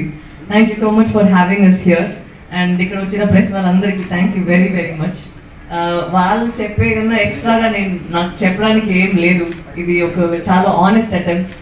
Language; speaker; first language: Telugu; non-native, local second language; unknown